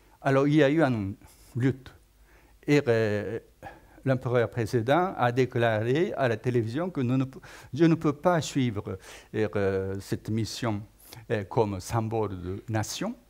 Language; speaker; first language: French; non-native, fluent; Japanese